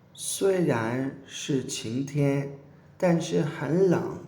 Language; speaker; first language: Chinese; non-native, fluent; Urdu